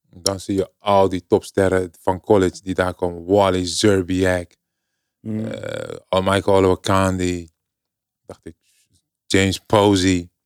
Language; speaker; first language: Dutch; native; Dutch